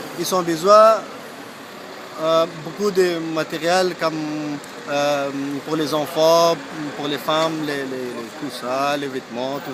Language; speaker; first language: French; non-native, learner; Persian